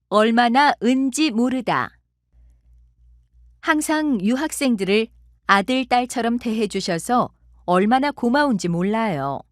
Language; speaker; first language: Korean; non-native, learner; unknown